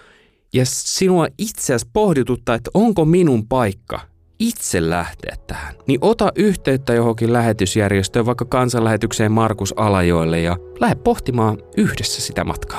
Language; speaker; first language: Finnish; native; Finnish